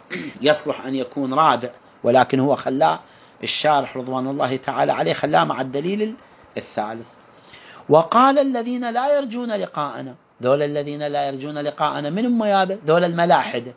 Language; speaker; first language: Arabic; native; Arabic